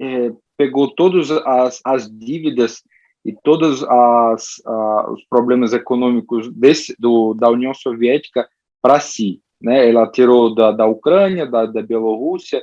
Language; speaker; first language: Portuguese; early bilingual, heritage; Portuguese